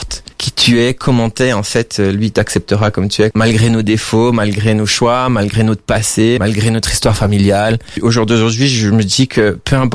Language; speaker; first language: French; native; French